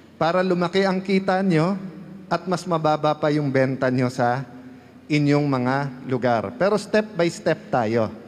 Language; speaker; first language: Filipino; native; Filipino